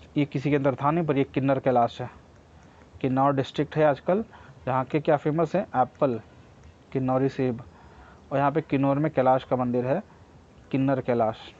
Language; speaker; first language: Hindi; native; Hindi